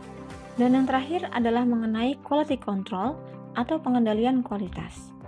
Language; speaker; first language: Indonesian; native; Indonesian